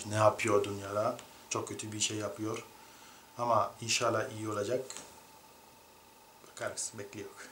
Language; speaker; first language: Turkish; non-native, learner; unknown